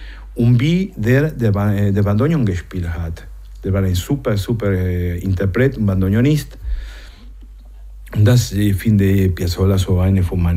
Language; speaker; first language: German; non-native, fluent; Spanish